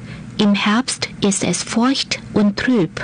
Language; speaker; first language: German; non-native, fluent; Chinese